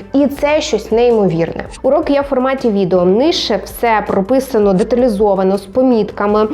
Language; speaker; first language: Ukrainian; non-native, local second language; Russian